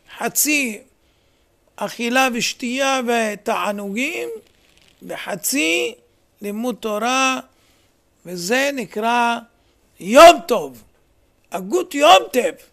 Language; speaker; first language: Hebrew; native; Hebrew